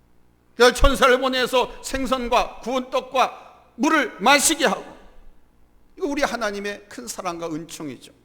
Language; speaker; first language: Korean; native; Korean